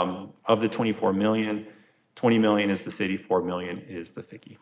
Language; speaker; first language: English; native; English